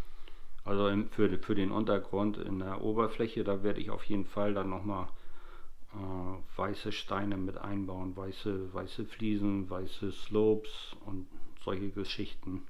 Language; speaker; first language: German; native; German